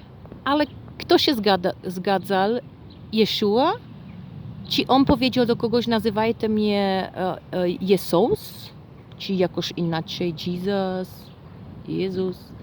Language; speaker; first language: Polish; non-native, fluent; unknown